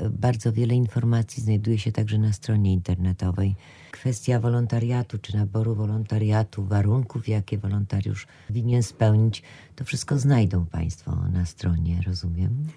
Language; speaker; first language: Polish; native; Polish